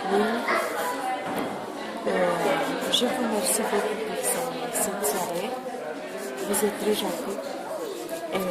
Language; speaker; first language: French; non-native, learner; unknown